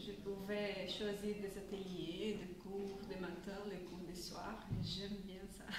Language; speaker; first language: French; non-native, fluent; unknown